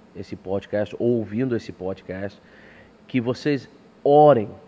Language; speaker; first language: Portuguese; early bilingual, heritage; English